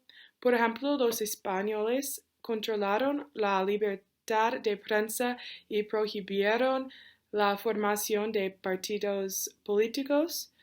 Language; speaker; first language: Spanish; non-native, learner; English